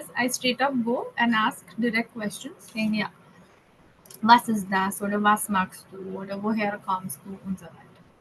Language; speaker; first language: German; non-native, fluent; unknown